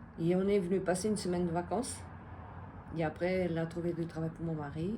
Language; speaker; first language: French; non-native, fluent; Portuguese